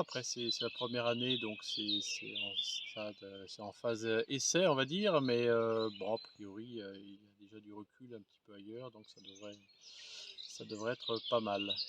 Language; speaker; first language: French; native; French